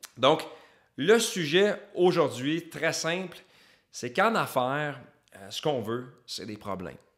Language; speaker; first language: French; native; French